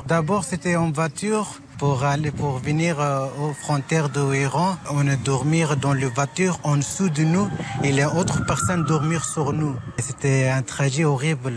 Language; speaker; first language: French; non-native, learner; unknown